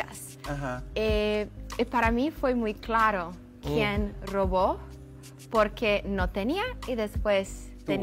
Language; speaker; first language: Spanish; non-native, learner; Portuguese